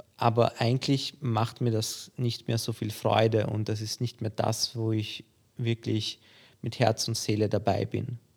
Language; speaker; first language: German; early bilingual, other home language; Polish